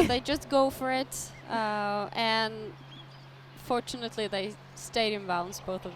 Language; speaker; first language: English; non-native, fluent; Norwegian